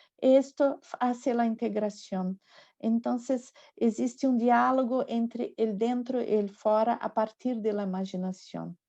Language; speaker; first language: Spanish; non-native, learner; Portuguese